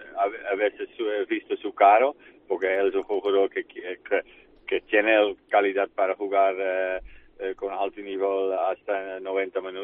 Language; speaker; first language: Spanish; non-native, fluent; Dutch